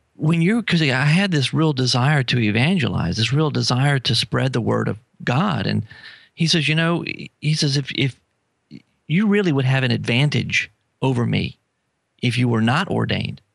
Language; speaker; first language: English; native; English